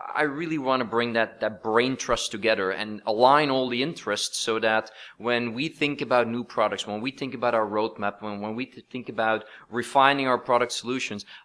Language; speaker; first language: English; non-native, fluent; Dutch